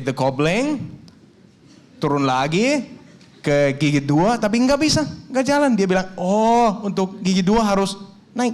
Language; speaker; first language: Indonesian; non-native, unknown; Danish